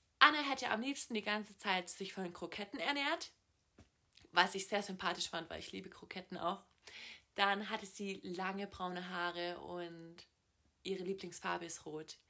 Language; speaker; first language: German; native; German